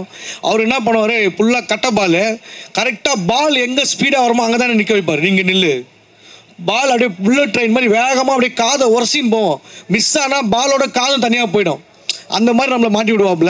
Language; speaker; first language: Tamil; native; Tamil